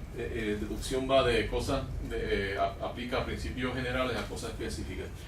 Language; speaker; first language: Spanish; early bilingual, heritage; Spanish